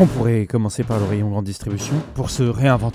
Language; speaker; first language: French; native; French